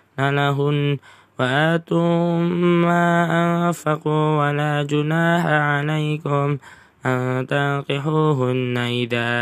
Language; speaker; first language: Arabic; non-native, learner; Indonesian